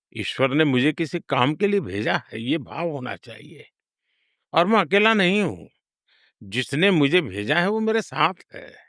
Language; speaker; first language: Hindi; non-native, local second language; Gujarati